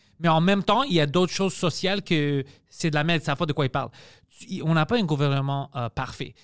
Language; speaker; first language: French; early bilingual, other home language; Greek